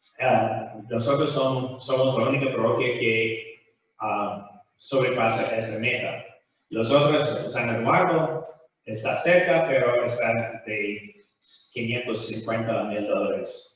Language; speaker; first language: Spanish; non-native, fluent; English